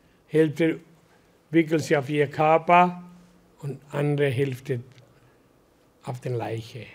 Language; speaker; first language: German; non-native, learner; Hindi